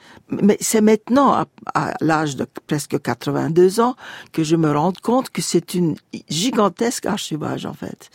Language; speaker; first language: French; non-native, fluent; Turkish